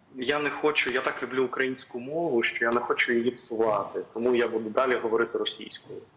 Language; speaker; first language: Ukrainian; non-native, local second language; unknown